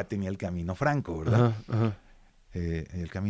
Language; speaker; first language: Spanish; native; Spanish